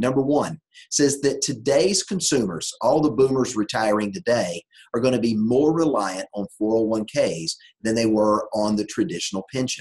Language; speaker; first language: English; native; English